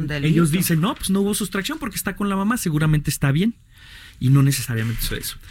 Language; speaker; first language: Spanish; native; Spanish